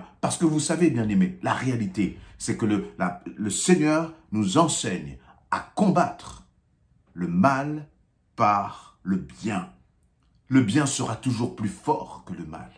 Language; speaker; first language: French; native; French